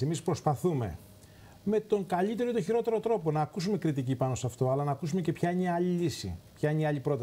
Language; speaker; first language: Greek; native; Greek